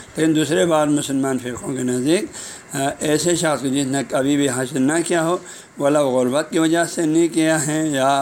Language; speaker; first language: Urdu; non-native, local second language; Balti